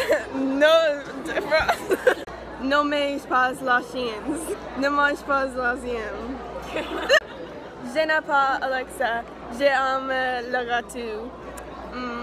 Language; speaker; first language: French; non-native, learner; English